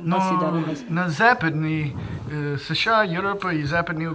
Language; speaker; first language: Russian; non-native, learner; English